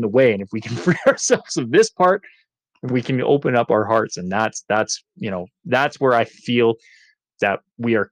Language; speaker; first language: English; native; English